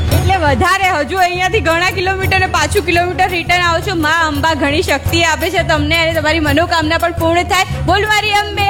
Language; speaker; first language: Gujarati; native; Gujarati